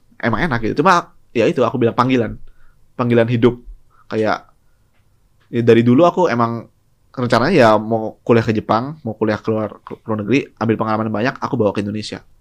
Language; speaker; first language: Indonesian; native; Indonesian